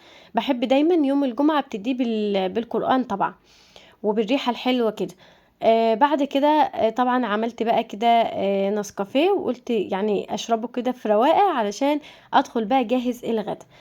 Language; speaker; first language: Arabic; native; Arabic